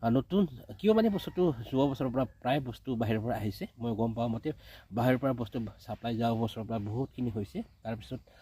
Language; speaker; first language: Assamese; native; Assamese